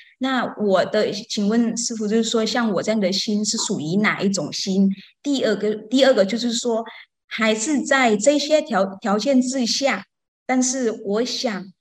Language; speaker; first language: Chinese; non-native, learner; Vietnamese